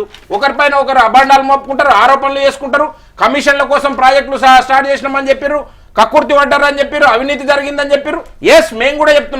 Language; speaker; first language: Telugu; native; Telugu